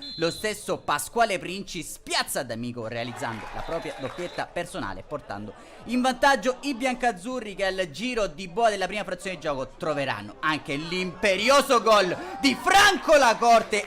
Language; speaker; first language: Italian; native; Italian